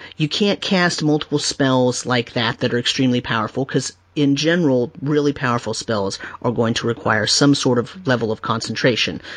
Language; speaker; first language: English; native; English